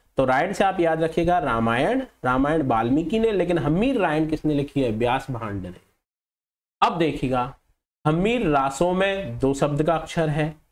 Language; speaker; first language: Hindi; native; Hindi